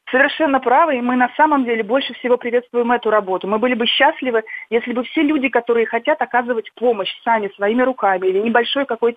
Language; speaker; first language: Russian; native; Russian